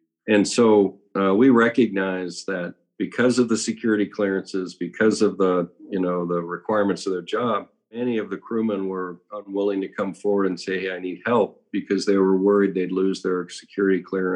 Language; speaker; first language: English; native; English